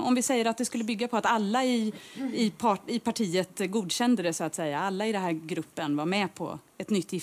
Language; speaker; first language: Swedish; native; Swedish